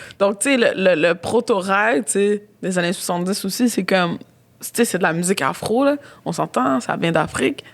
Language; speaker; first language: French; native; French